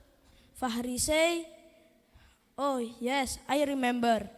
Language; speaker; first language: English; non-native, learner; Indonesian